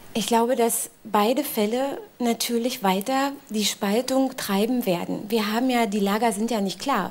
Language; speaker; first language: German; native; German